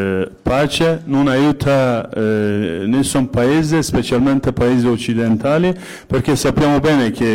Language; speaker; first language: Italian; non-native, fluent; Kurdish